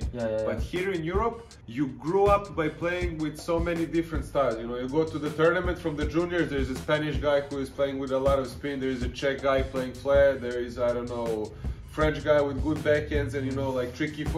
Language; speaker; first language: English; non-native, fluent; Serbian